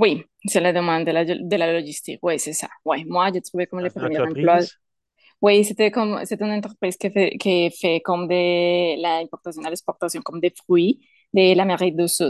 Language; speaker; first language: French; non-native, learner; Spanish